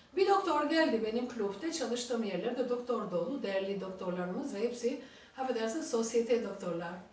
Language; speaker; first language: Turkish; non-native, fluent; Albanian